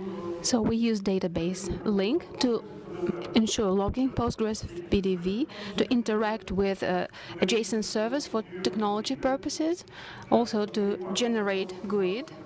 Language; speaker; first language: English; non-native, fluent; Russian